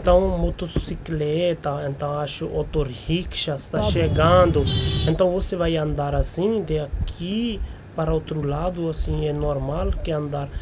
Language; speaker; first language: Portuguese; non-native, learner; Hindi